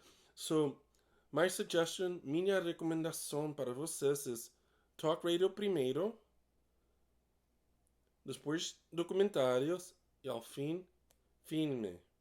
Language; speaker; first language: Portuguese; non-native, learner; English